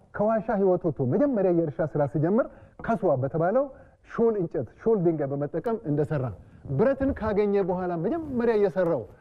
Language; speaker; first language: Amharic; non-native, local second language; Wolaytta